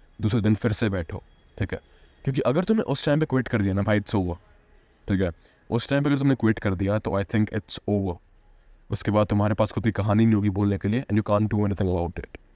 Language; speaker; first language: Hindi; native; Hindi